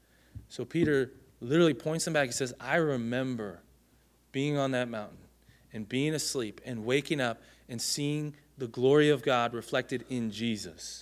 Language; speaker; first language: English; native; English